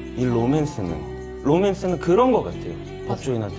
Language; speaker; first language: Korean; native; Korean